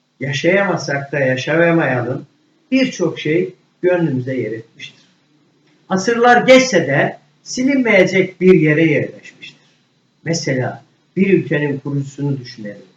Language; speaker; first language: Turkish; native; Turkish